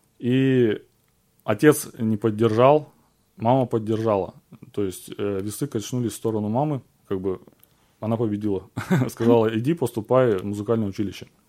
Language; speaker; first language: Russian; native; Russian